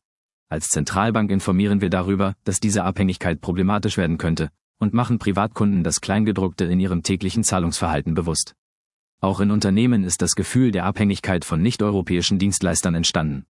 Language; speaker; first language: German; native; German